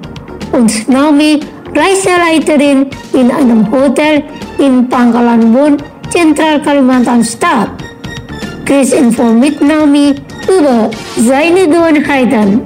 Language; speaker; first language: German; non-native, learner; Indonesian